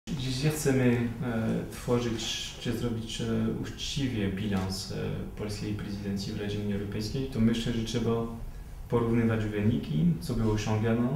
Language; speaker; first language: Polish; non-native, fluent; French